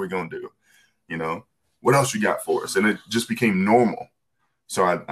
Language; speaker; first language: English; native; English